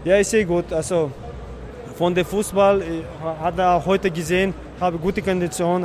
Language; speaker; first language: German; non-native, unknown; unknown